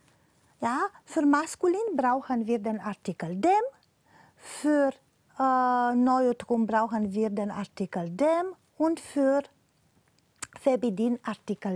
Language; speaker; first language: German; non-native, fluent; Romanian